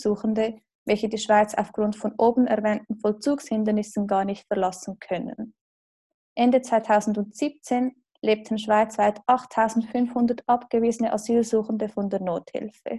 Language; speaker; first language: German; native; German